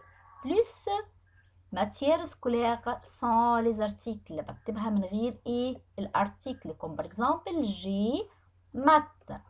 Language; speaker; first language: French; non-native, fluent; Arabic